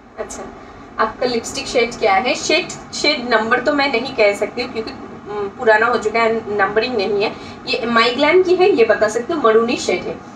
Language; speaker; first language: Hindi; non-native, local second language; Bangla